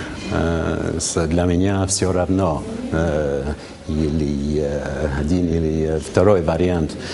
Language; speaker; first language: Russian; non-native, fluent; English